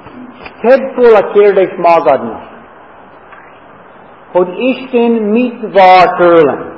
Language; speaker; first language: Hungarian; non-native, fluent; English